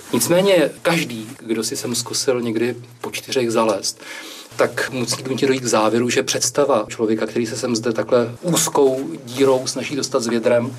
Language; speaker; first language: Czech; native; Czech